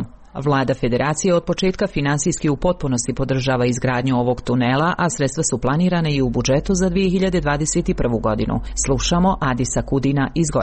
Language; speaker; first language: Serbian; native; Serbian